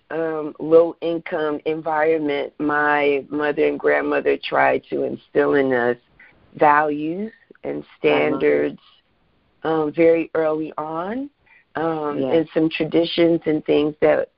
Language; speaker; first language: English; native; English